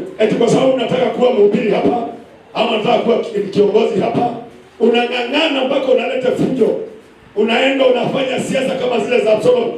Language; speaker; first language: Swahili; non-native, local second language; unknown